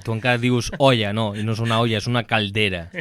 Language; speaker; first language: Catalan; native; Catalan